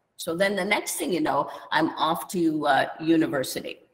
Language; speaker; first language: English; native; English